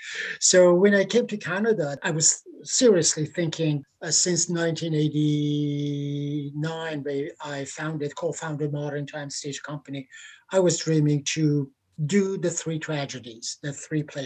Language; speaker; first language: English; non-native, fluent; Persian